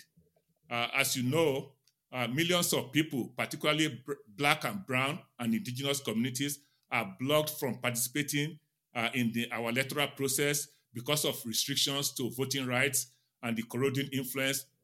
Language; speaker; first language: English; non-native, local second language; Yoruba